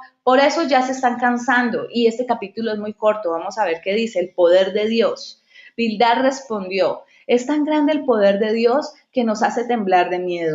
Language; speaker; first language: Spanish; native; Spanish